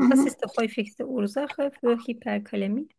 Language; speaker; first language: German; non-native, fluent; Turkish